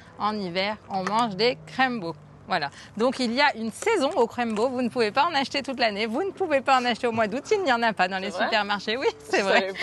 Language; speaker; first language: French; native; French